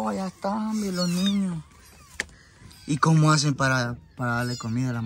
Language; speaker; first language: Spanish; native; Spanish